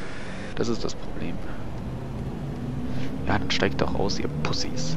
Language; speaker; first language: German; native; German